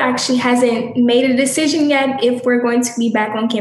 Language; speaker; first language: English; native; English